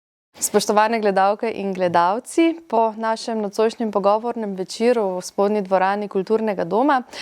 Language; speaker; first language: Slovenian; native; Slovenian